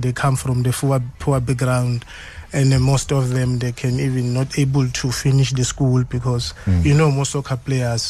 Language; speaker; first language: English; non-native, local second language; Swati